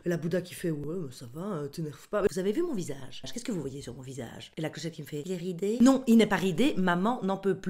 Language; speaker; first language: French; native; French